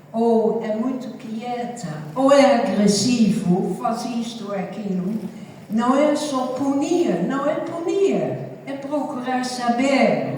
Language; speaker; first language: Portuguese; non-native, fluent; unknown